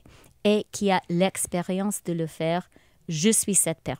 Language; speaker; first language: French; non-native, local second language; English